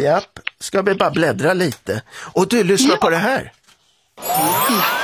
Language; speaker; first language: Swedish; native; Swedish